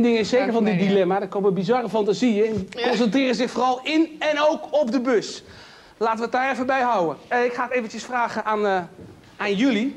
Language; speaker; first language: Dutch; native; Dutch